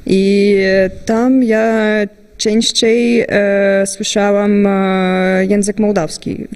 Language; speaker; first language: Polish; non-native, fluent; Russian